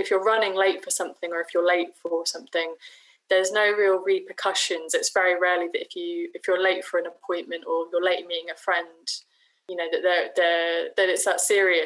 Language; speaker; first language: English; native; English